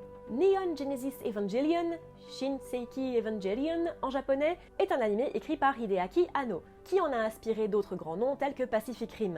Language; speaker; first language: French; native; French